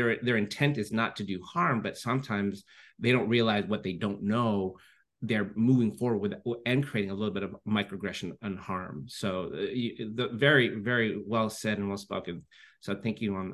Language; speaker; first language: English; native; English